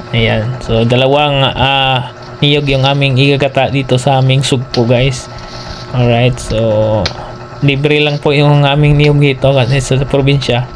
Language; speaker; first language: Filipino; non-native, local second language; Cebuano